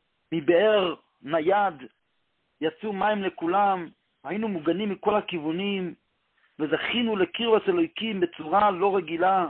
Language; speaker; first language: Hebrew; non-native, local second language; Yiddish